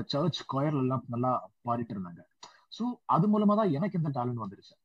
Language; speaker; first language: Tamil; non-native, local second language; Malayalam